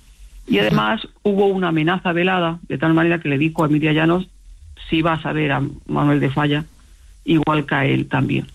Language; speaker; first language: Spanish; native; Spanish